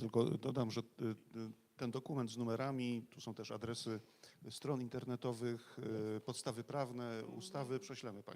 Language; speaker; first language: Polish; native; Polish